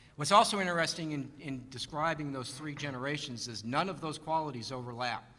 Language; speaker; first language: English; native; English